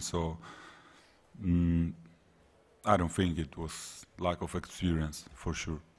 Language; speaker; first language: English; non-native, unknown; Polish